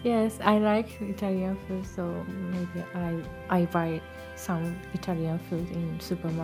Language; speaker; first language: English; non-native, learner; Japanese